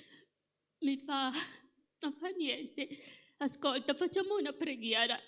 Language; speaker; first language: Italian; non-native, fluent; Morisyen